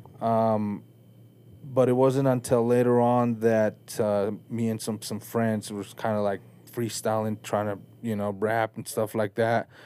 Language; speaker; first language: English; early bilingual, other home language; Spanish